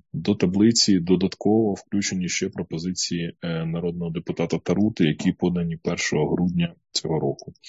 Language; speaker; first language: Ukrainian; native; Ukrainian